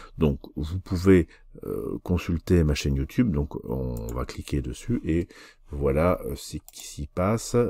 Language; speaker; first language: French; native; French